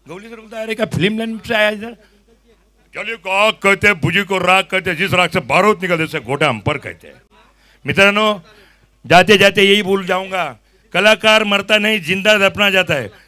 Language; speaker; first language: Hindi; non-native, local second language; Marathi